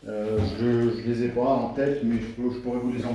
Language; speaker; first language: French; native; French